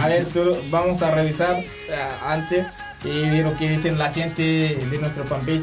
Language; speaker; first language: Spanish; non-native, learner; Haitian Creole